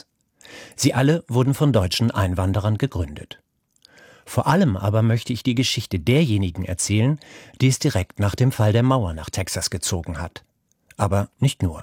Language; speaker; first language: German; native; German